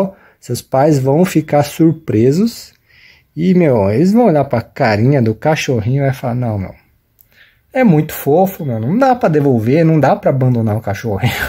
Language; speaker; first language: Portuguese; native; Portuguese